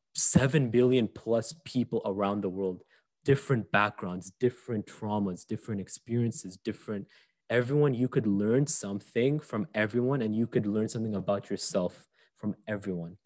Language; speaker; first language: English; early bilingual, other home language; Arabic